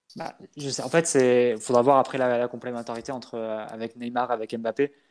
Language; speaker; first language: French; native; French